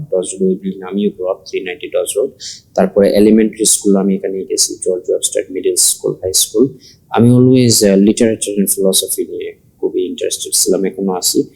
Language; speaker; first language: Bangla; early bilingual, heritage; Sylheti